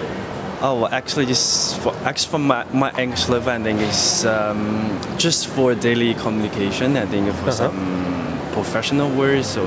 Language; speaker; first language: English; non-native, fluent; Chinese